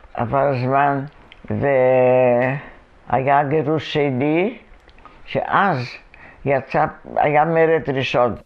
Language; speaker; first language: Hebrew; non-native, fluent; Polish